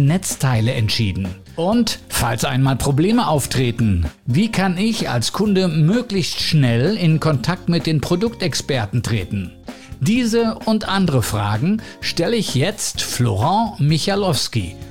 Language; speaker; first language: German; native; German